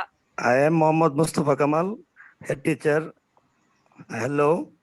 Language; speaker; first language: English; non-native, learner; Bangla